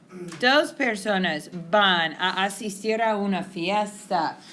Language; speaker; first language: Spanish; non-native, fluent; English